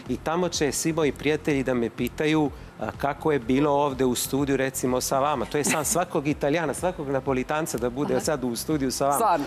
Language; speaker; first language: Bosnian; non-native, fluent; Italian